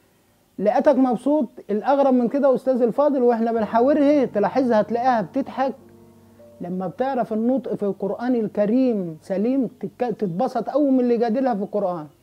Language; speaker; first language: Arabic; native; Arabic